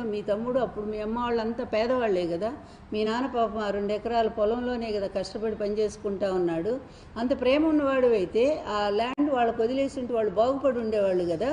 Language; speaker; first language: Telugu; native; Telugu